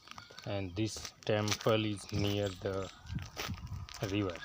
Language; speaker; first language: English; non-native, local second language; Gujarati